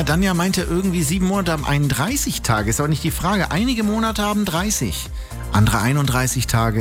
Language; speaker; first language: German; native; German